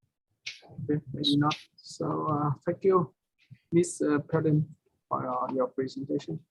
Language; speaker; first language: English; non-native, fluent; Vietnamese